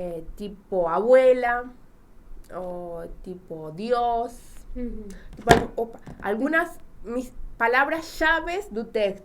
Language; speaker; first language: Portuguese; non-native, fluent; Spanish